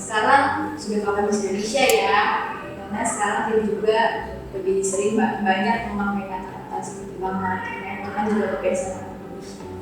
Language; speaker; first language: Indonesian; early bilingual, heritage; Indonesian